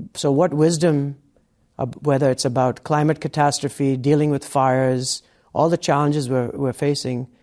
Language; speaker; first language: English; native; English